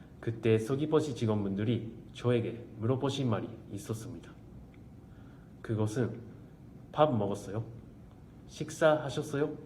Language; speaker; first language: Korean; non-native, learner; Japanese